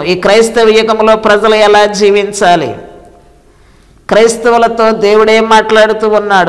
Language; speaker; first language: Telugu; native; Telugu